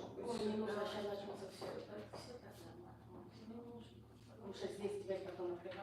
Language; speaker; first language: Russian; native; Russian